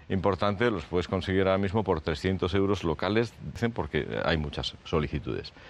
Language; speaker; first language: Spanish; native; Spanish